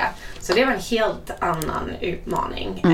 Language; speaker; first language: Swedish; non-native, fluent; English